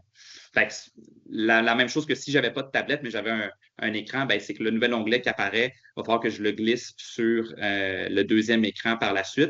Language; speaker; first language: French; native; French